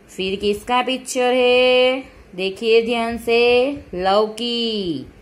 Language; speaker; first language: Hindi; non-native, local second language; Gujarati